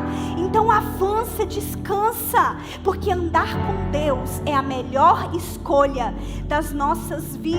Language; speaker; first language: Portuguese; native; Portuguese